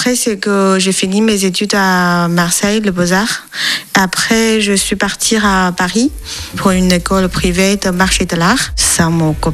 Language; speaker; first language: French; non-native, learner; Chinese